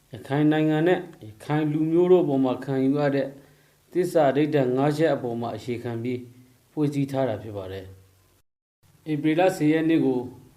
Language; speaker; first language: Burmese; native; Burmese